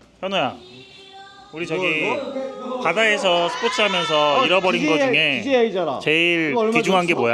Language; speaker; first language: Korean; native; Korean